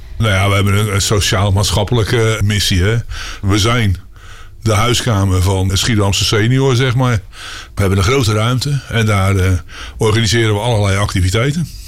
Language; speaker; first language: Dutch; native; Dutch